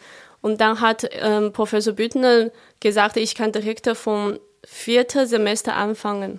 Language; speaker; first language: German; non-native, fluent; Chinese